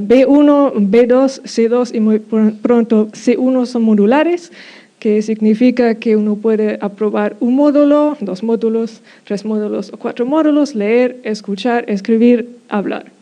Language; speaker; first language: Spanish; non-native, fluent; German